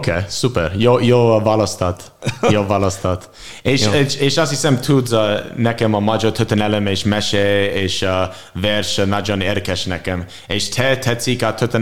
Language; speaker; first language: Hungarian; non-native, learner; English